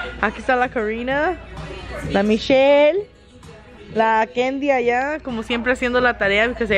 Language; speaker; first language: Spanish; early bilingual, heritage; Spanish